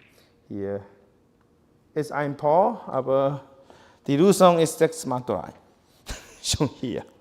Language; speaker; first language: German; non-native, learner; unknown